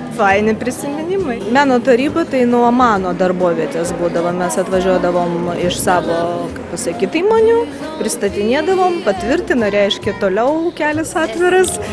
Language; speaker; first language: Lithuanian; non-native, local second language; Russian